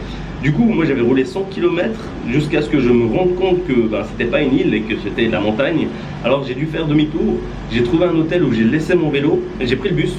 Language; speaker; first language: French; native; French